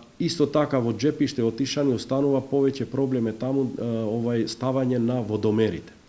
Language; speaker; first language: Macedonian; non-native, local second language; Albanian